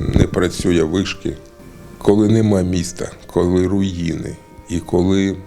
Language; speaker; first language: Ukrainian; native; Ukrainian